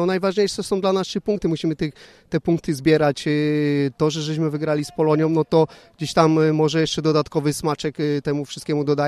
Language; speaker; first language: Polish; native; Polish